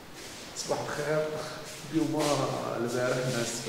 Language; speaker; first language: Arabic; native; Arabic